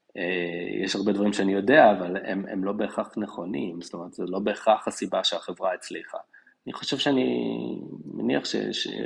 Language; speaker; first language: Hebrew; native; Hebrew